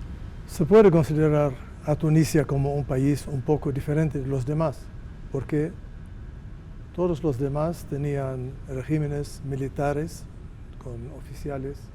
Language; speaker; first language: Spanish; non-native, fluent; Arabic